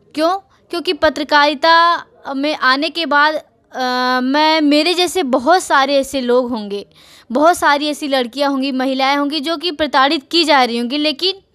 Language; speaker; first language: Hindi; native; Hindi